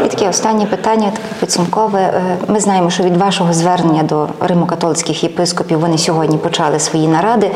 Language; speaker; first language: Ukrainian; native; Ukrainian